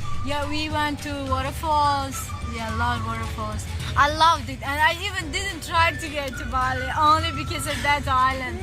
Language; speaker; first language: English; non-native, fluent; Tajik